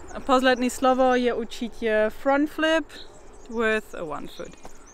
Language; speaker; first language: Czech; non-native, learner; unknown